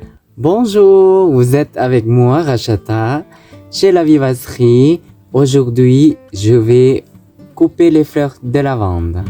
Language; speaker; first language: French; non-native, fluent; Thai